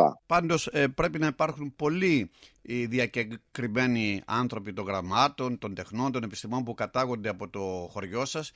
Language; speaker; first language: Greek; native; Greek